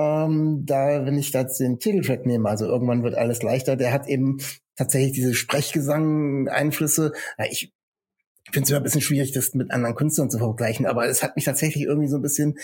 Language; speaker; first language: German; native; German